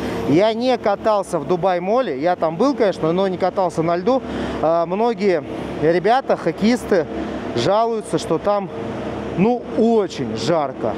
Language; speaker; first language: Russian; native; Russian